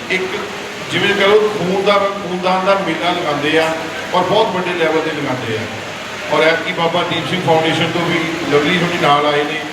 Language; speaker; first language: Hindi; non-native, local second language; Punjabi